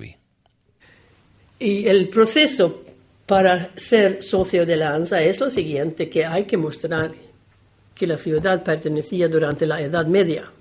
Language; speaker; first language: Spanish; non-native, fluent; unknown